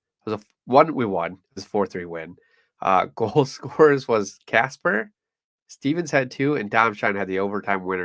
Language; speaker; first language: English; native; English